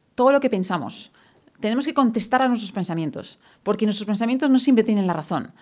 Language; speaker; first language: Spanish; native; Spanish